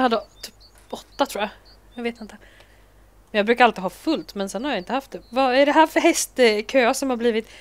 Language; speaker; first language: Swedish; native; Swedish